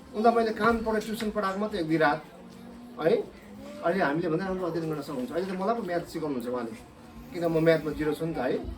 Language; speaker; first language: Nepali; native; Nepali